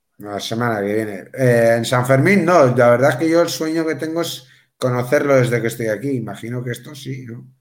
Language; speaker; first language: Spanish; native; Spanish